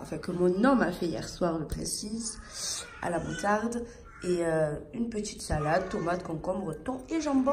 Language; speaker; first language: French; native; French